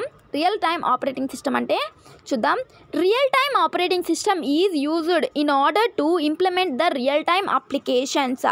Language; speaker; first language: Telugu; native; Telugu